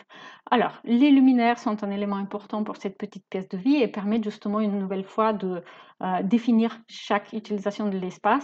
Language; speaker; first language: French; native; French